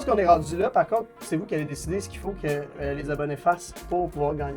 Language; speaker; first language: French; native; French